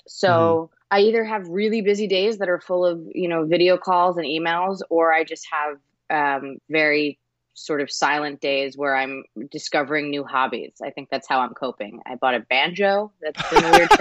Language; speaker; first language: English; native; English